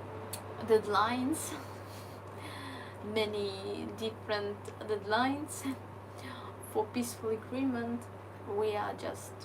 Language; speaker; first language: English; non-native, learner; Ukrainian